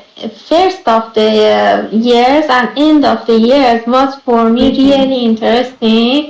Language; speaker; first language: English; non-native, learner; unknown